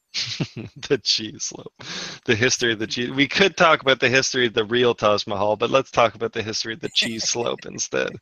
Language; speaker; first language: English; native; English